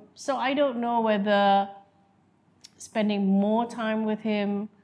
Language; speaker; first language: English; non-native, local second language; Malay